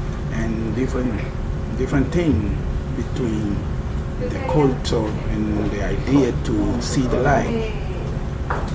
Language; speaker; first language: English; non-native, learner; Spanish